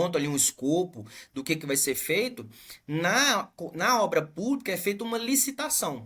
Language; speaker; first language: Portuguese; native; Portuguese